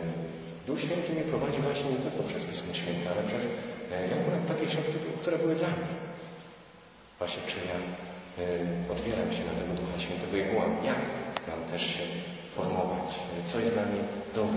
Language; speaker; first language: Polish; native; Polish